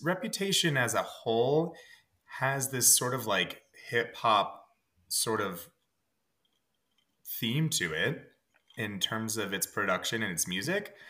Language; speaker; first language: English; native; English